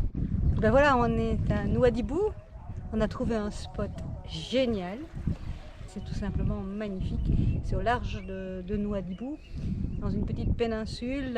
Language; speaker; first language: French; native; French